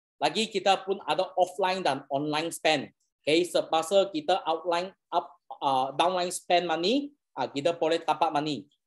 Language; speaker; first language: Malay; non-native, local second language; Chinese